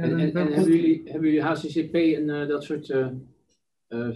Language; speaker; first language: Dutch; native; Dutch